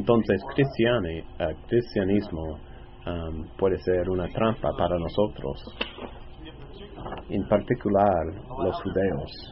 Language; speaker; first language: Spanish; non-native, fluent; English